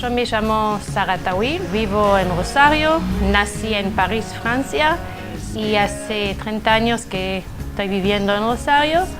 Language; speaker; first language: Spanish; non-native, fluent; French